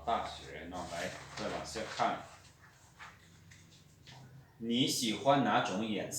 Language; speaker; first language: Chinese; non-native, fluent; Lao